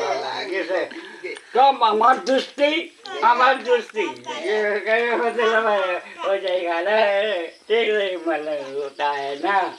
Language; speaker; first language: Hindi; non-native, local second language; Karbi